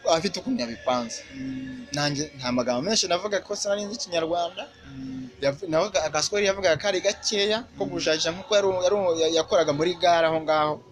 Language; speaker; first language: Kinyarwanda; early bilingual, heritage; Swahili